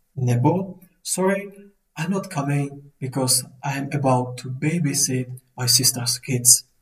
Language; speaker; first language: English; non-native, fluent; Czech